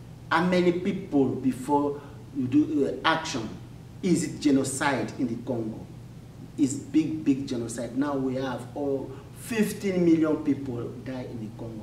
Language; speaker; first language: English; non-native, learner; Lingala